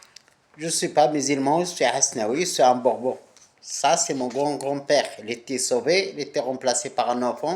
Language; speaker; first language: French; non-native, local second language; Arabic